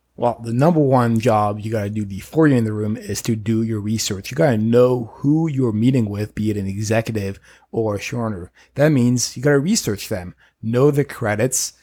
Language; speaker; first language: English; non-native, fluent; French